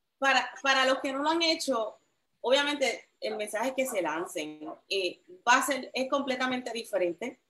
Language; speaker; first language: Spanish; native; Spanish